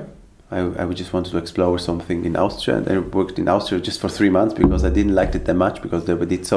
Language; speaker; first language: English; non-native, fluent; Swiss German